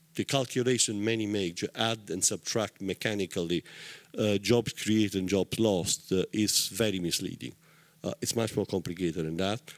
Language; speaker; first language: English; non-native, fluent; Italian